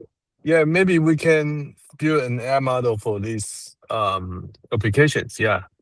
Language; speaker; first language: English; non-native, learner; Chinese